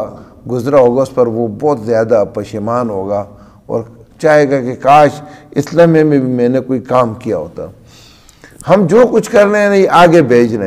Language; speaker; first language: Urdu; native; Urdu